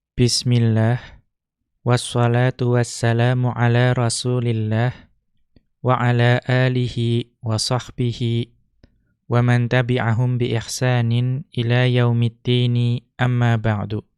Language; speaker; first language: Arabic; non-native, fluent; Indonesian